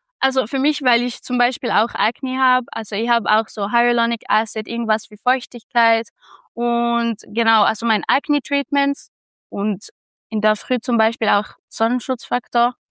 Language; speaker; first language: German; non-native, fluent; Arabic